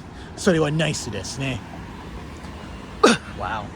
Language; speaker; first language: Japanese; non-native, learner; English